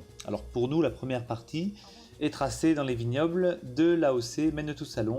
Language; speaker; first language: French; native; French